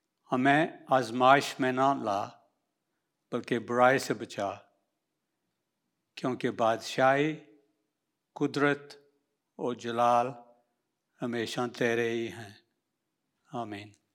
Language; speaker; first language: Urdu; early bilingual, heritage; Urdu